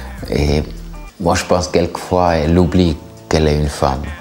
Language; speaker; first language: French; non-native, learner; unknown